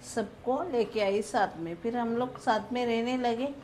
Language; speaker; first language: Hindi; non-native, local second language; Marathi